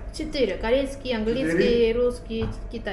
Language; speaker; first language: Russian; non-native, learner; Korean